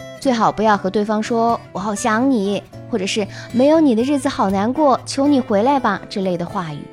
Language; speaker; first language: Chinese; native; Chinese